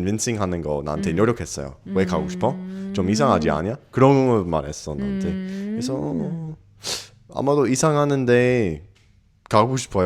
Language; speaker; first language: Korean; non-native, learner; English